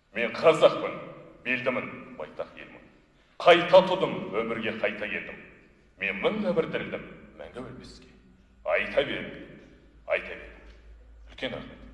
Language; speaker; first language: Kazakh; non-native, local second language; Russian